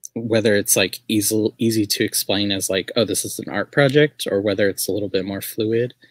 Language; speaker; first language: English; native; English